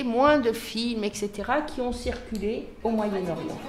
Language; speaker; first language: French; native; French